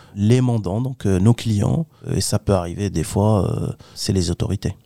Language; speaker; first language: French; non-native, local second language; Arabic